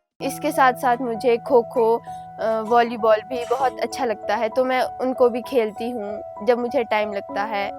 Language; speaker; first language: Hindi; early bilingual, other home language; Nepali